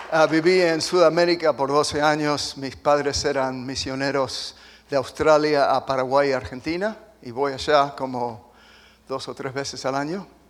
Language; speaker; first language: Spanish; early bilingual, other home language; English